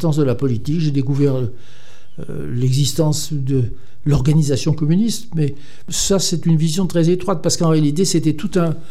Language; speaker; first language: French; native; French